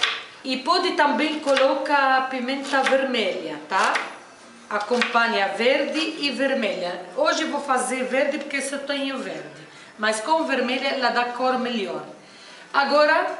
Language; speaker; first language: Portuguese; non-native, fluent; Arabic